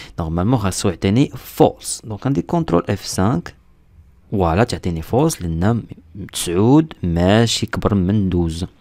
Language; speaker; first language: French; non-native, local second language; Arabic